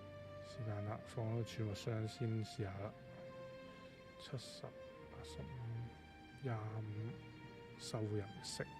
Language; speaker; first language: Chinese; native; Chinese